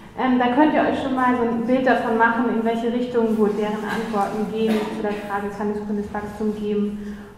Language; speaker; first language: German; native; German